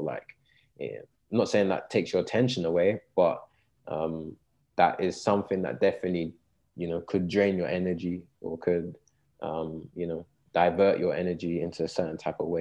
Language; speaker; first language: English; native; English